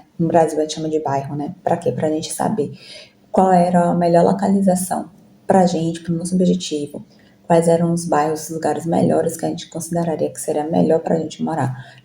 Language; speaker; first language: Portuguese; native; Portuguese